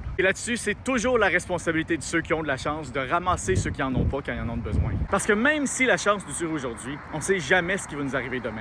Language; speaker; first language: French; native; French